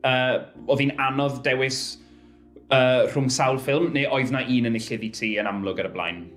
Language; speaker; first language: Welsh; native; Welsh